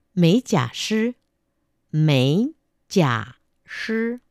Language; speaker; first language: Chinese; non-native, fluent; Vietnamese